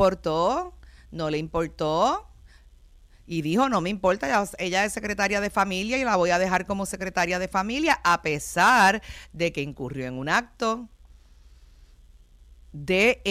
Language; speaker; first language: Spanish; native; Spanish